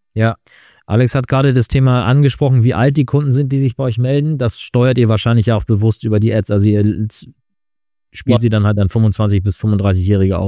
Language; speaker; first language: German; native; German